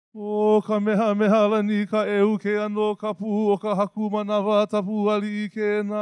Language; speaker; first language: English; native; English